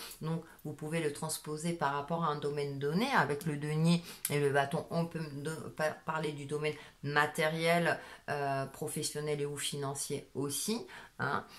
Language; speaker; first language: French; native; French